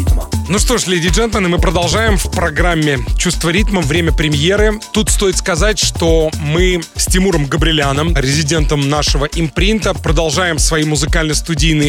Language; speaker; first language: Russian; native; Russian